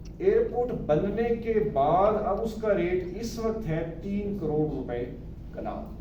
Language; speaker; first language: Urdu; non-native, local second language; Saraiki